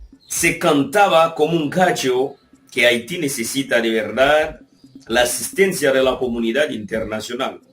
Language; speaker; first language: Spanish; non-native, fluent; Haitian Creole